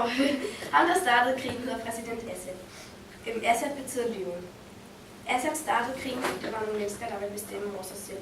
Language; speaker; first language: Danish; early bilingual, heritage; Danish